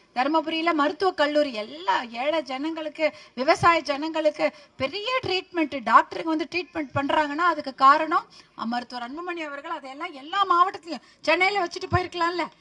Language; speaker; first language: Tamil; native; Tamil